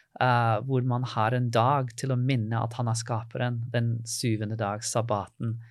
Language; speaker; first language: Norwegian; non-native, fluent; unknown